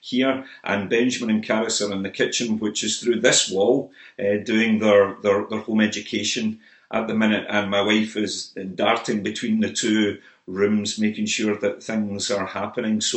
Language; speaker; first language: English; native; English